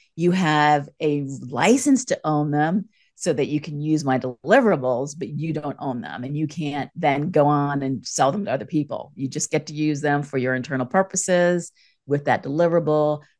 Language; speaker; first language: English; native; English